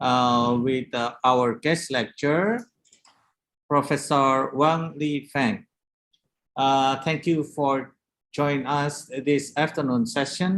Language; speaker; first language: English; non-native, learner; Indonesian